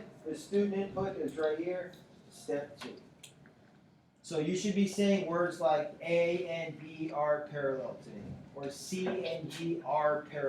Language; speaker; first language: English; native; English